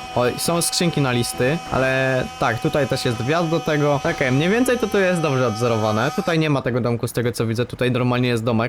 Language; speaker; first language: Polish; native; Polish